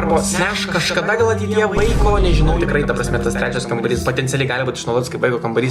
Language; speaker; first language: Lithuanian; native; Lithuanian